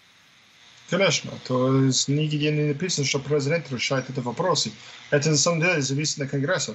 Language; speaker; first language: Russian; non-native, fluent; English